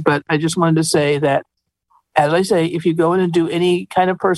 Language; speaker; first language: English; native; English